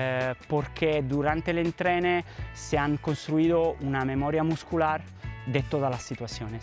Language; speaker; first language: Spanish; non-native, fluent; Italian